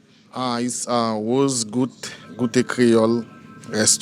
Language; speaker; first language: English; non-native, learner; Haitian Creole